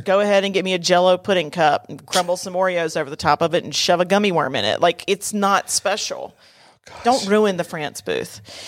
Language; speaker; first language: English; native; English